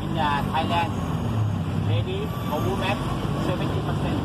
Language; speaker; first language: English; non-native, learner; Thai